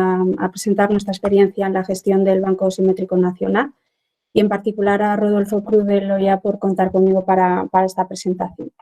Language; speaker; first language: Spanish; native; Spanish